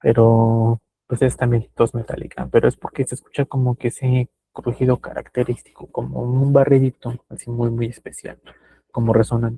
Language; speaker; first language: Spanish; native; Spanish